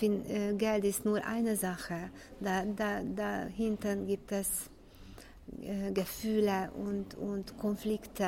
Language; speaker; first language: German; non-native, fluent; Hungarian